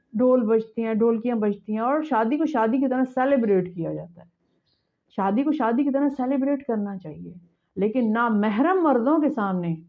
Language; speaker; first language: Urdu; native; Urdu